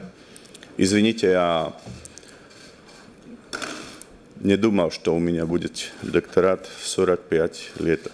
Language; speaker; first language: Russian; non-native, learner; Slovak